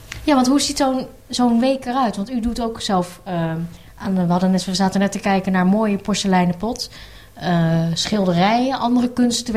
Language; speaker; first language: Dutch; native; Dutch